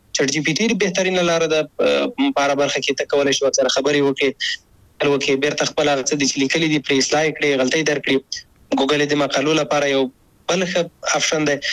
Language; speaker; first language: Pashto; native; Pashto